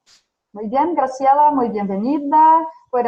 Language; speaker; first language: Spanish; non-native, fluent; Portuguese